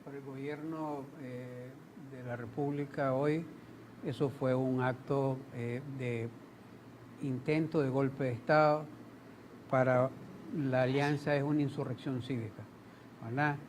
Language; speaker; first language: Spanish; native; Spanish